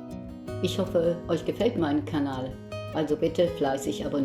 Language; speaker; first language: German; native; German